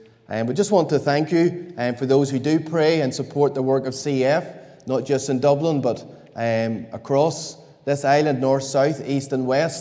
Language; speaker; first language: English; native; English